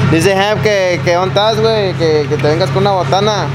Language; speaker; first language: Spanish; early bilingual, heritage; Spanish